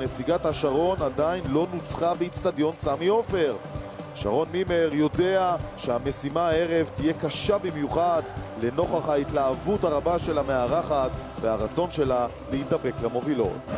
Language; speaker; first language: Hebrew; native; Hebrew